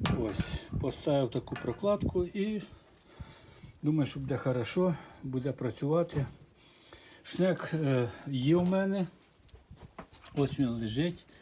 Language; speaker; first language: Ukrainian; native; Ukrainian